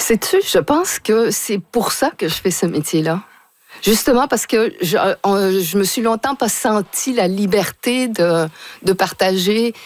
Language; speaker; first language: French; native; French